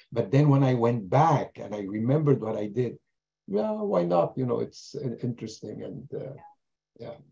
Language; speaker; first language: English; non-native, fluent; German